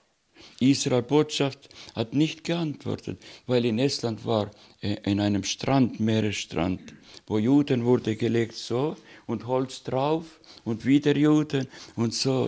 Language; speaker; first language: German; non-native, learner; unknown